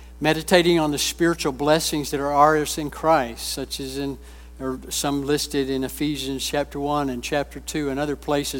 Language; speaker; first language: English; native; English